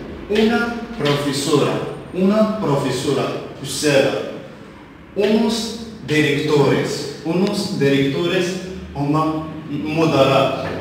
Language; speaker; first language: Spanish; non-native, fluent; Arabic